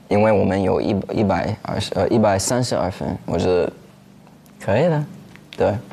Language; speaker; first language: Chinese; non-native, fluent; English